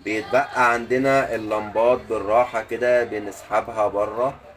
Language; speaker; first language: Arabic; native; Arabic